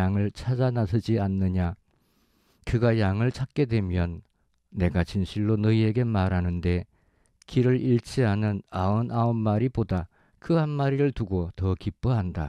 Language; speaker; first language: Korean; native; Korean